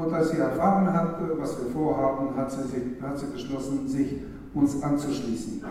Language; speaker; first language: German; non-native, fluent; Russian